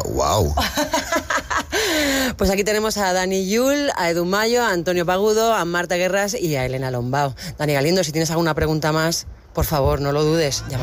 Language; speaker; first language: Spanish; native; Spanish